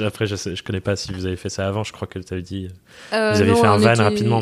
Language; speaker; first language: French; native; French